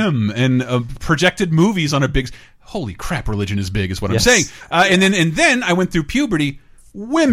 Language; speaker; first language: English; native; English